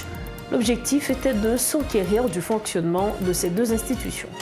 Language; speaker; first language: French; non-native, local second language; Haitian Creole